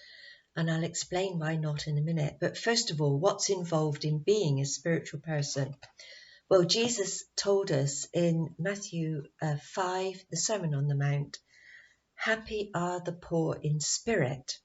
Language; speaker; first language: English; native; English